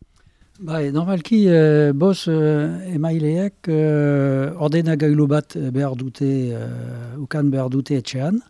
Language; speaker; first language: Basque; non-native, local second language; French